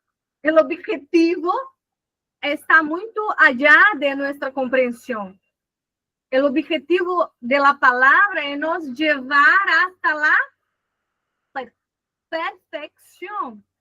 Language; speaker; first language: Spanish; non-native, fluent; Portuguese